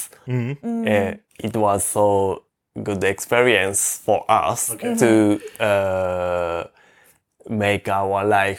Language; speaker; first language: English; non-native, learner; Japanese